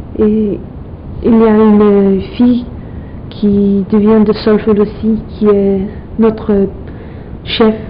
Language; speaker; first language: French; non-native, fluent; English